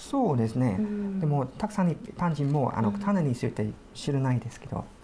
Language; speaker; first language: Japanese; non-native, fluent; English